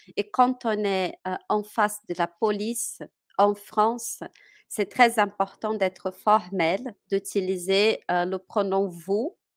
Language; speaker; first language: French; non-native, fluent; Portuguese